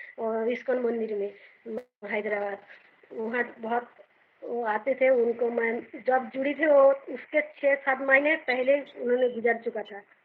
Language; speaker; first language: Hindi; non-native, local second language; Bangla